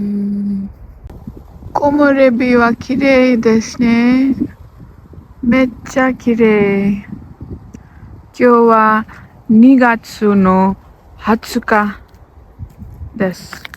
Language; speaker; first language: Japanese; non-native, learner; Nepali